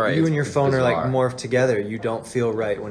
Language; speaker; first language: English; native; English